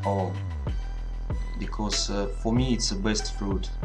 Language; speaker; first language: English; non-native, learner; Russian